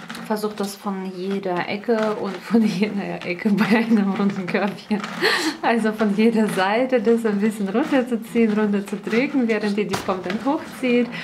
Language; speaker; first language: German; native; German